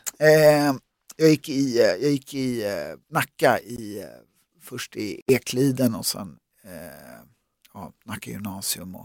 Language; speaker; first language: Swedish; native; Swedish